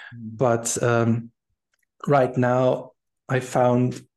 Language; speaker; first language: English; non-native, fluent; German